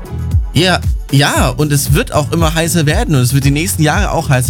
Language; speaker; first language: German; native; German